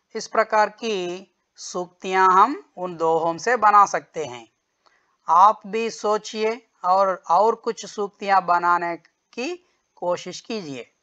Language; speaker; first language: Hindi; non-native, local second language; Telugu